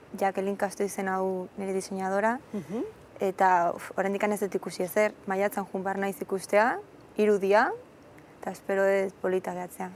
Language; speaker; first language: Basque; non-native, local second language; Spanish